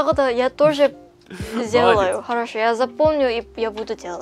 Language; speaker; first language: Russian; non-native, learner; Korean